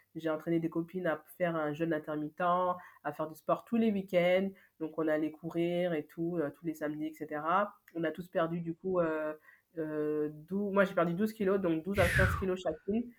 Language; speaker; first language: French; native; French